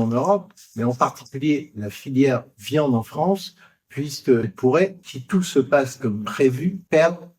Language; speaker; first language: French; native; French